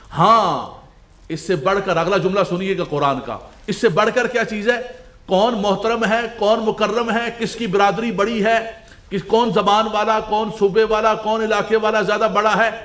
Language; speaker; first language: Urdu; non-native, local second language; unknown